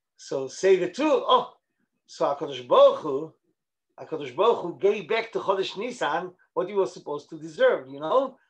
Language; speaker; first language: English; non-native, fluent; Hebrew